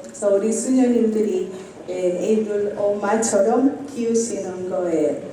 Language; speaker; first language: Korean; non-native, learner; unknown